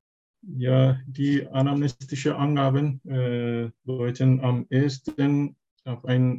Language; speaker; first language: German; non-native, learner; Turkish